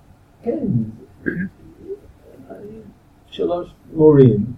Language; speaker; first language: Hebrew; non-native, fluent; English